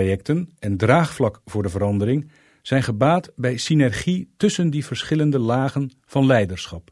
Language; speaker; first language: Dutch; native; Dutch